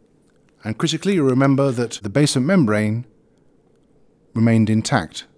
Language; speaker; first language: English; native; English